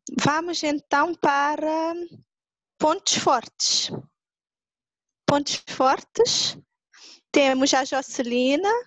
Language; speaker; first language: Portuguese; non-native, local second language; Kabuverdianu